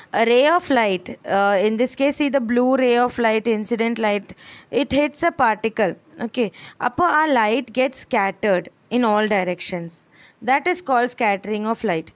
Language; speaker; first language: English; non-native, local second language; Malayalam